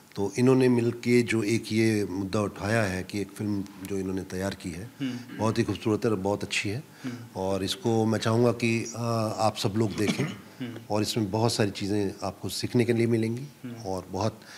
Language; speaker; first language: Hindi; native; Hindi